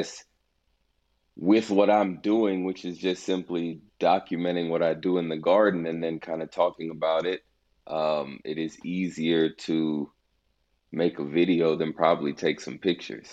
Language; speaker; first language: English; native; English